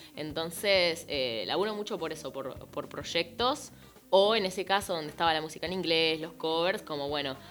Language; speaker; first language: Spanish; native; Spanish